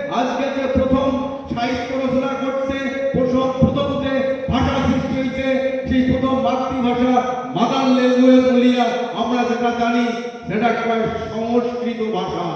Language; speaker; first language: Bangla; non-native, local second language; Rangpuri